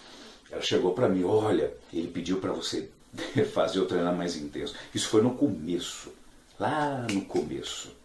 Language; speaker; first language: Portuguese; native; Portuguese